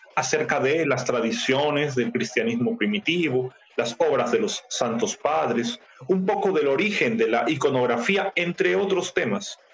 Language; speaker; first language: Spanish; native; Spanish